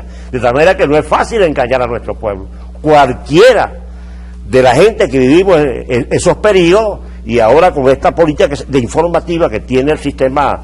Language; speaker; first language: Spanish; native; Spanish